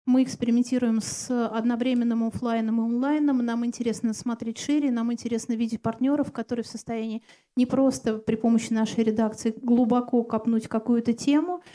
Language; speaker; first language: Russian; native; Russian